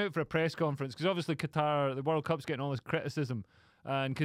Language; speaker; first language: English; native; English